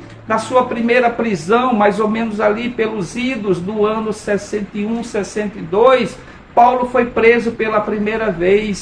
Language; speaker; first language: Portuguese; native; Portuguese